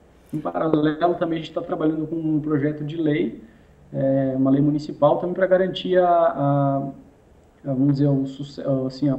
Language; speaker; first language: Portuguese; native; Portuguese